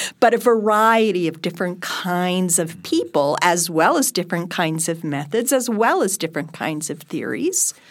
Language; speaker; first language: English; native; English